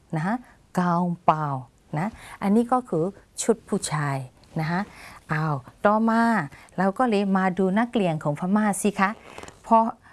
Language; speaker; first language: Thai; non-native, fluent; Burmese